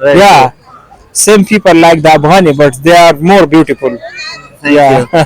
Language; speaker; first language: English; non-native, learner; Persian